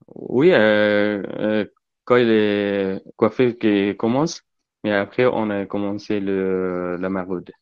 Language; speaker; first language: French; non-native, learner; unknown